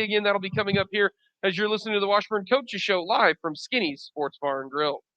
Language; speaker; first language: English; native; English